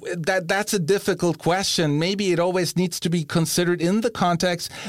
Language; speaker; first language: English; non-native, fluent; German